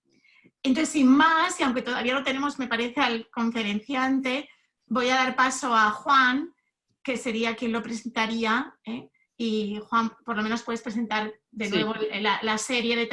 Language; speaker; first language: Spanish; native; Spanish